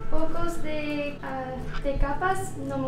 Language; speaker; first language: Spanish; non-native, learner; English